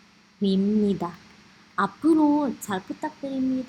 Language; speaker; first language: Korean; non-native, fluent; Indonesian